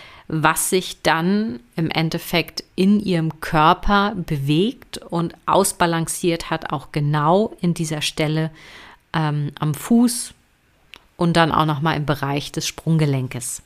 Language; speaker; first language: German; native; German